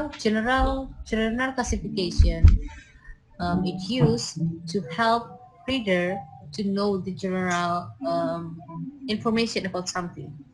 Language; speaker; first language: English; non-native, learner; Indonesian